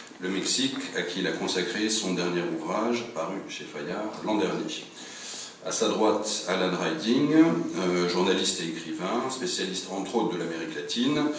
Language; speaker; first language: French; native; French